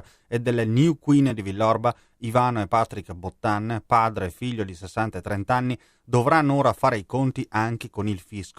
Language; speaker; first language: Italian; native; Italian